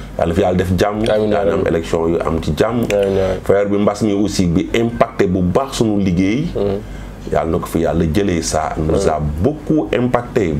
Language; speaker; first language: Wolof; native; Wolof